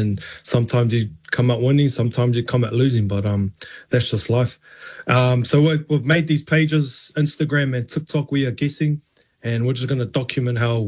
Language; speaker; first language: English; native; English